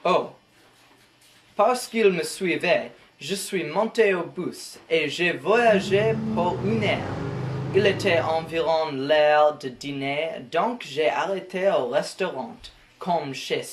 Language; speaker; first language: French; non-native, learner; English